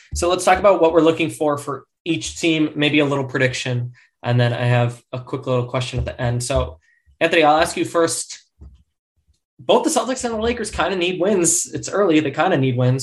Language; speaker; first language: English; native; English